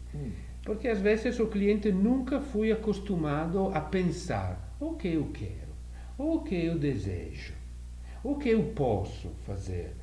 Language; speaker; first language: Portuguese; non-native, fluent; Italian